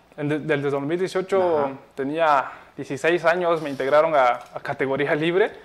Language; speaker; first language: Spanish; native; Spanish